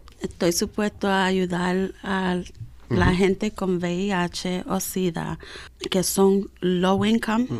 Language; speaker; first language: Spanish; early bilingual, heritage; Spanish